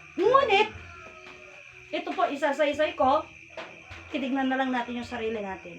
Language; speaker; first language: Filipino; non-native, local second language; Iloko